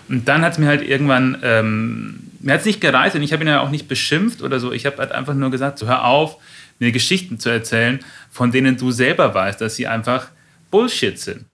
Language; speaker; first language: German; native; German